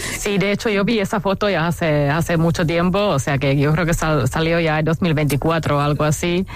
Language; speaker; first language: Spanish; non-native, fluent; Finnish